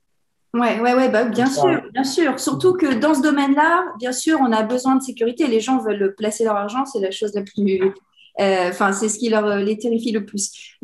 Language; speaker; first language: French; native; French